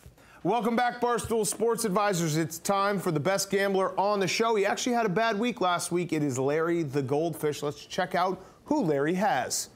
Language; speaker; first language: English; native; English